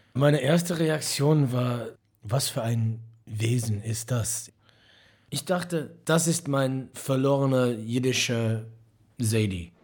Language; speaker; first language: German; non-native, fluent; English